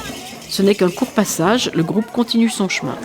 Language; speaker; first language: French; native; French